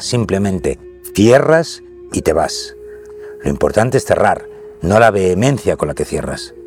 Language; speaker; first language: Spanish; native; Spanish